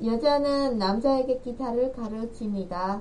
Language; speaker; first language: Korean; non-native, fluent; Vietnamese